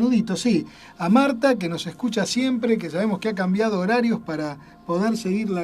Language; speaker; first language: Spanish; native; Spanish